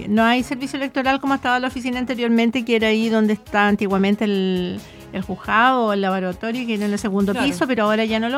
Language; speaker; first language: Spanish; native; Spanish